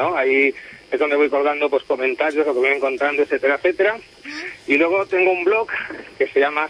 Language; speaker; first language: Spanish; native; Spanish